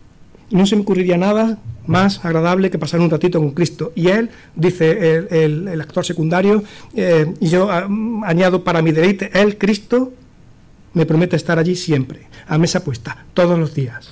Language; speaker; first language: Spanish; native; Spanish